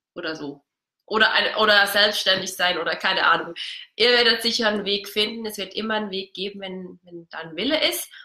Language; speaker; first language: German; native; German